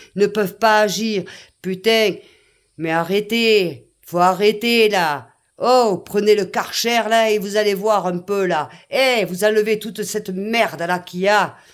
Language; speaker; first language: French; native; French